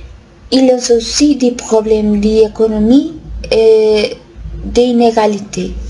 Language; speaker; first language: French; non-native, learner; Spanish